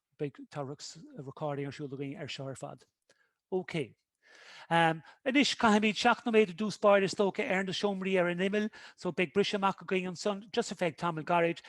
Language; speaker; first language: Irish; native; Irish